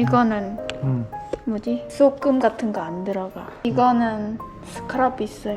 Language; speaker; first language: Korean; non-native, fluent; Khmer